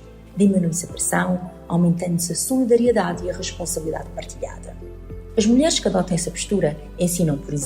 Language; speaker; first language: Portuguese; non-native, local second language; Kabuverdianu